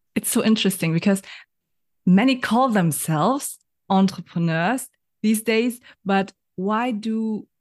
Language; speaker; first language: English; non-native, learner; German